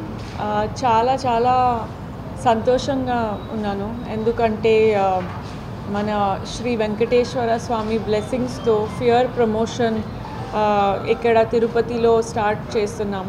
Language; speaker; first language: Telugu; non-native, learner; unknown